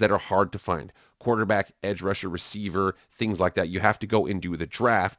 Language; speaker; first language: English; native; English